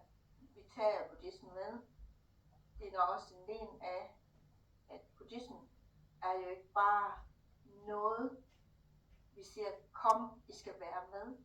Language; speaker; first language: Danish; non-native, fluent; Thai